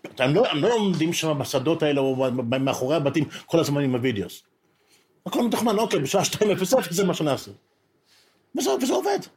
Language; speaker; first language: Hebrew; native; Hebrew